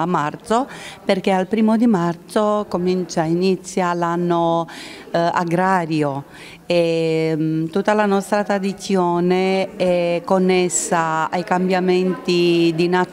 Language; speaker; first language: Italian; non-native, fluent; Romanian